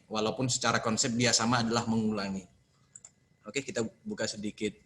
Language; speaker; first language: Indonesian; native; Indonesian